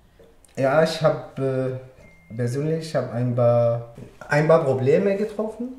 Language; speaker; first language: German; non-native, learner; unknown